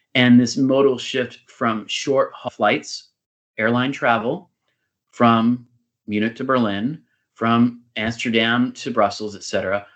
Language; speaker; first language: English; native; English